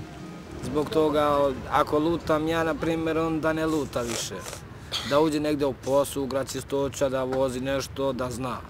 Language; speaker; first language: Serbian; non-native, local second language; Romany